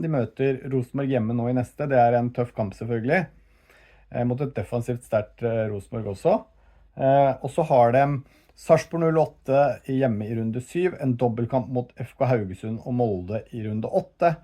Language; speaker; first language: Norwegian; native; Norwegian